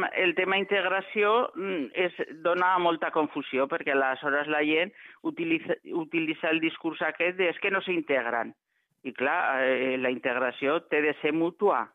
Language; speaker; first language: Catalan; non-native, local second language; Spanish